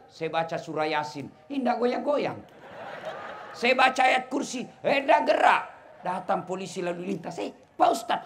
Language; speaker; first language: Indonesian; non-native, local second language; Buginese